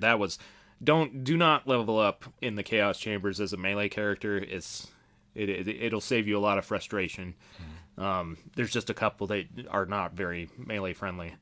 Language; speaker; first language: English; native; English